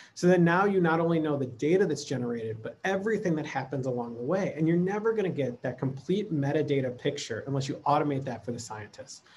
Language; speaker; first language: English; native; English